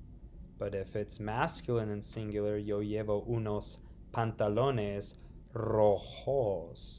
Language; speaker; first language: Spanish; non-native, fluent; English